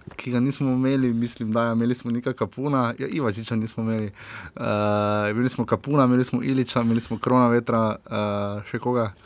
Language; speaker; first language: Slovenian; native; Slovenian